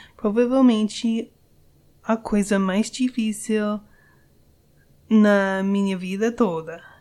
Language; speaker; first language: Portuguese; non-native, learner; English